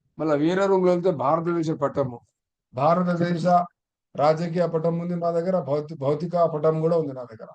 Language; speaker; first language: Telugu; non-native, local second language; Urdu